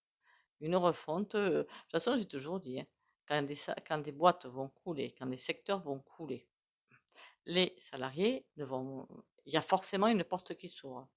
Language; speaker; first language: French; native; French